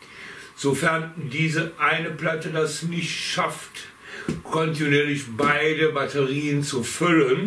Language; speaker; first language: German; native; German